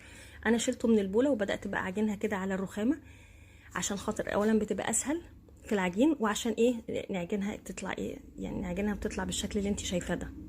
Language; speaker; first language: Arabic; native; Arabic